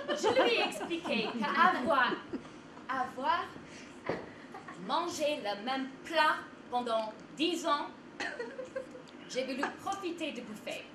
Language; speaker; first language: French; non-native, fluent; English